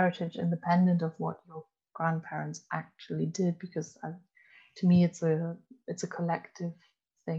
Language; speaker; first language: English; non-native, fluent; German